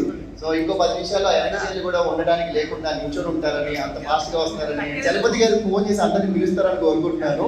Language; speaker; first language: Telugu; native; Telugu